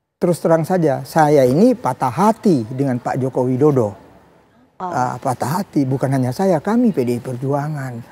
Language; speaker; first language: Indonesian; native; Indonesian